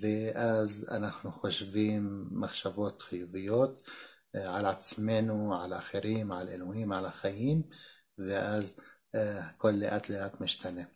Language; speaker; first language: Hebrew; non-native, local second language; Arabic